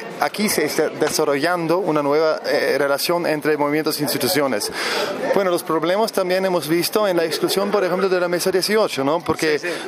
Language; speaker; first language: Spanish; non-native, fluent; German